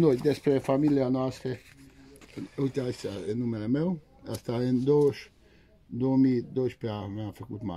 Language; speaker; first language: Romanian; non-native, local second language; Hungarian